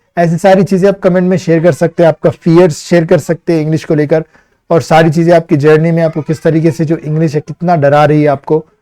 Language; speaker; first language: Hindi; native; Hindi